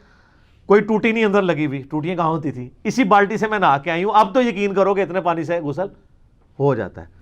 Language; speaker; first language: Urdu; non-native, local second language; Punjabi